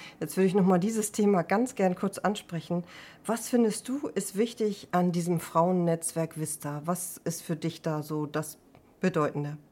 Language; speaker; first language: German; native; German